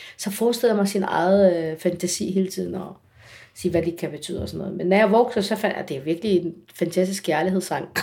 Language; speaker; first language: Danish; non-native, fluent; Arabic